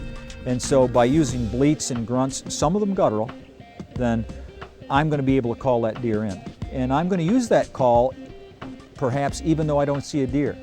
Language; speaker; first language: English; native; English